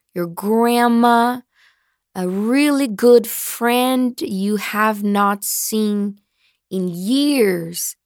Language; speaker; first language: English; non-native, fluent; Portuguese